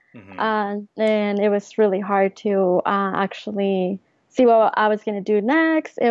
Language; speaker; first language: English; early bilingual, other home language; Spanish